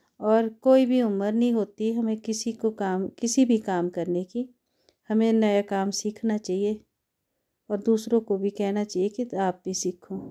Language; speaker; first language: Hindi; native; Hindi